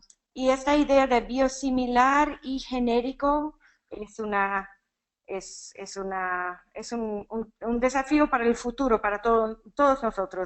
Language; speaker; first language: Spanish; non-native, fluent; English